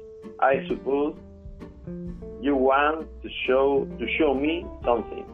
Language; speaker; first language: English; non-native, learner; Spanish